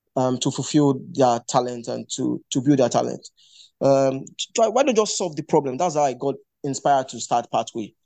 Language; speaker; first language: English; non-native, local second language; Yoruba